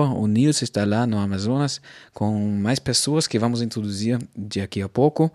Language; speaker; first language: Portuguese; non-native, fluent; German